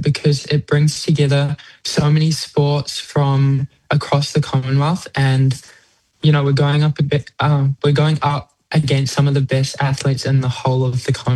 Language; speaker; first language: English; native; English